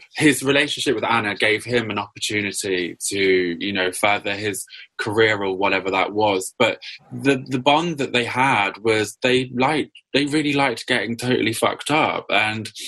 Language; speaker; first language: English; native; English